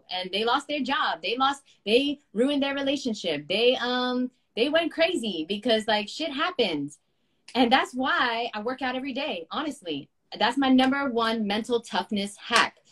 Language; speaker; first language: English; native; English